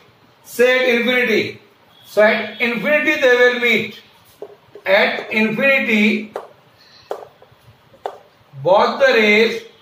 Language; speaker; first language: English; non-native, local second language; Hindi